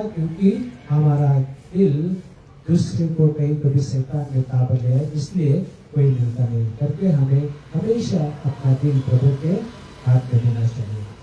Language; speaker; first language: Hindi; non-native, local second language; Marathi